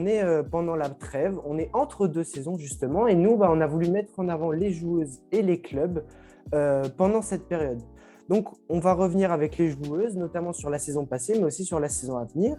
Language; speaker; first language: French; native; French